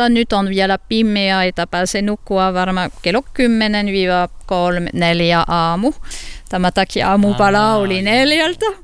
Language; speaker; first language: Finnish; non-native, learner; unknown